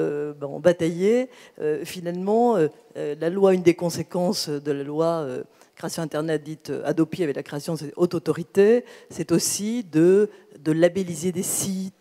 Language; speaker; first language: French; native; French